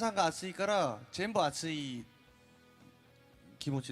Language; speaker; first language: Japanese; non-native, learner; Korean